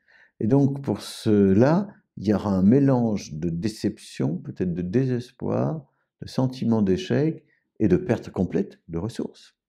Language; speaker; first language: French; native; French